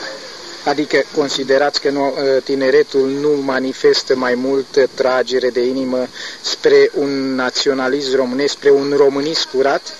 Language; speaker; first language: Romanian; native; Romanian